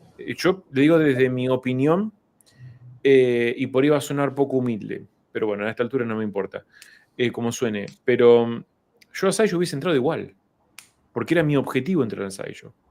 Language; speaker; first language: Spanish; native; Spanish